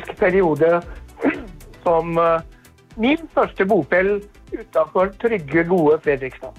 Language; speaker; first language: Norwegian; native; Norwegian